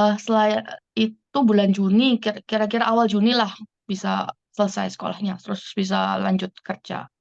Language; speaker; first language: Indonesian; native; Indonesian